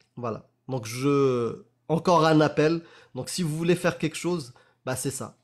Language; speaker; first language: French; non-native, local second language; Arabic